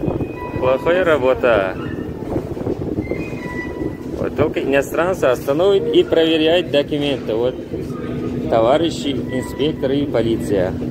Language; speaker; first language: Russian; non-native, learner; Tajik